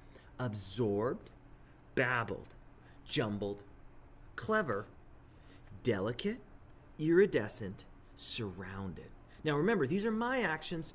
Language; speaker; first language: English; native; English